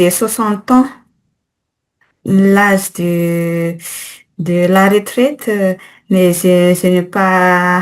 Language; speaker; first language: French; non-native, learner; Malagasy